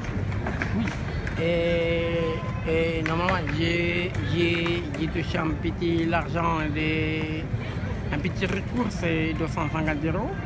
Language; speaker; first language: French; non-native, learner; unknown